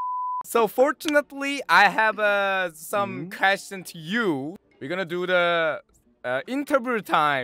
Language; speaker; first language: English; non-native, learner; Korean